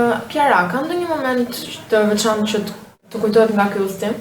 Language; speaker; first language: Albanian; native; Albanian